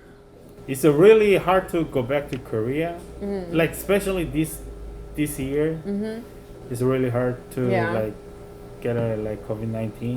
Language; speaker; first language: English; non-native, fluent; Korean